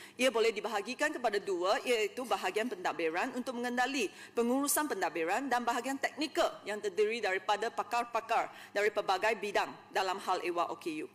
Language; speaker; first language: Malay; non-native, local second language; Chinese